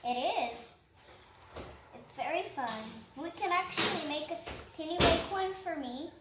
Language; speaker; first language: English; native; English